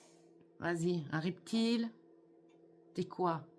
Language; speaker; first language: French; native; French